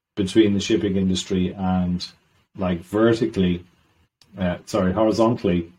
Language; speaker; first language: English; native; English